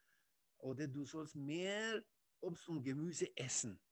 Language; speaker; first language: German; non-native, fluent; Persian